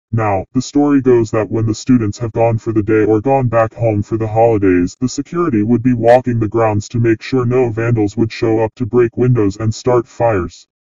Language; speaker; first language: English; native; English